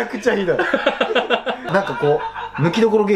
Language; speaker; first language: Japanese; native; Japanese